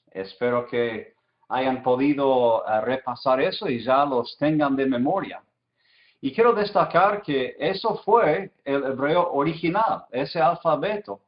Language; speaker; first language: Spanish; non-native, fluent; English